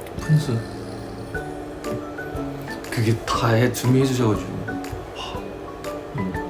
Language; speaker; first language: Korean; non-native, fluent; Chinese